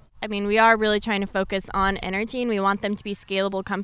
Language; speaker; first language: English; native; English